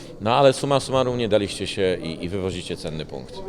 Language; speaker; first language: Polish; native; Polish